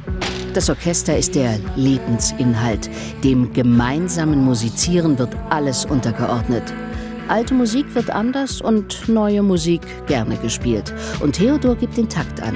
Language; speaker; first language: German; native; German